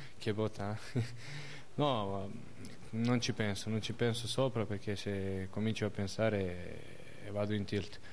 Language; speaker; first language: Italian; non-native, fluent; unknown